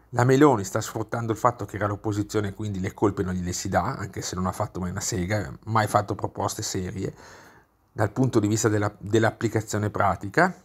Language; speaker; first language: Italian; native; Italian